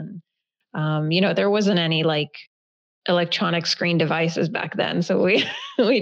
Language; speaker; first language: English; early bilingual, other home language; Hebrew